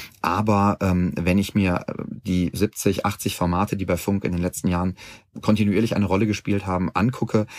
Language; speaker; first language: German; native; German